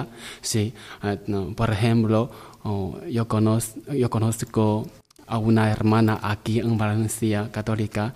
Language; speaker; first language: Spanish; non-native, learner; Chinese